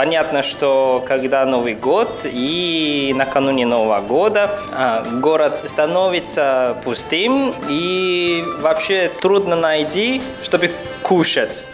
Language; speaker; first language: Russian; non-native, fluent; Chinese